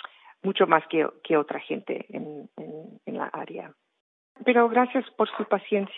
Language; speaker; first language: Spanish; early bilingual, heritage; Spanish